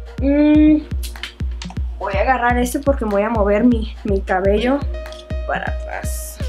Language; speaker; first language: Spanish; early bilingual, heritage; Spanish